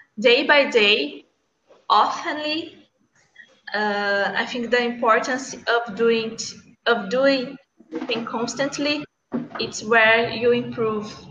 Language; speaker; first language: English; non-native, learner; Portuguese